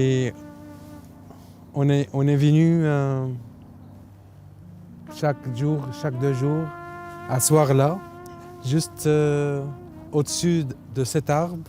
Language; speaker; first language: French; non-native, learner; Arabic